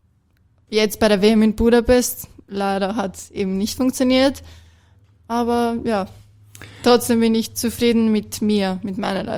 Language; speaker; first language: German; non-native, fluent; Greek